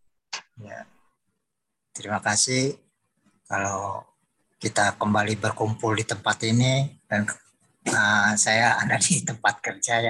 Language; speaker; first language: Indonesian; native; Indonesian